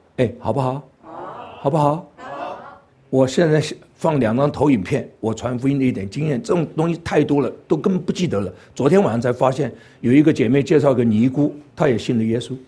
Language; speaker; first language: Chinese; non-native, local second language; Cantonese